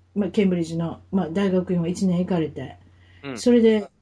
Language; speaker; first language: Japanese; native; Japanese